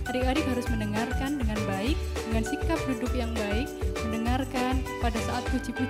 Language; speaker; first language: Indonesian; native; Indonesian